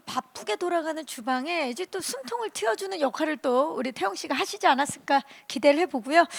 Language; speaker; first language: Korean; native; Korean